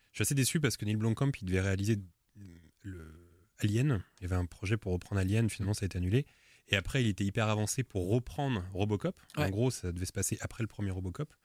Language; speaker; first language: French; native; French